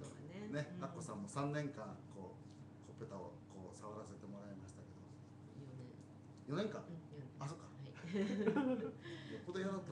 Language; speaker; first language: Japanese; native; Japanese